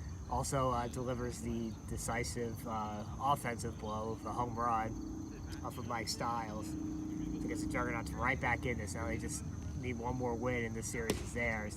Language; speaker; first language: English; native; English